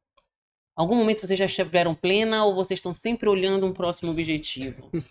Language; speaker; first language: Portuguese; native; Portuguese